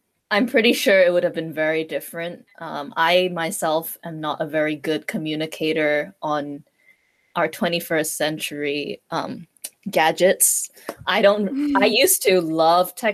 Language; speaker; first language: English; non-native, local second language; Cantonese